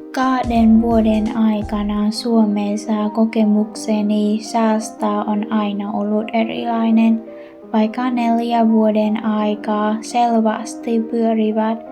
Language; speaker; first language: Finnish; non-native, learner; Vietnamese